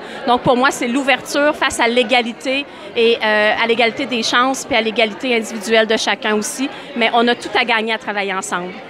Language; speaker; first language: French; native; French